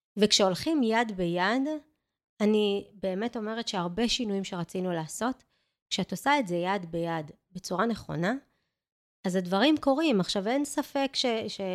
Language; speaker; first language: Hebrew; native; Hebrew